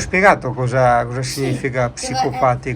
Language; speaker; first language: Italian; native; Italian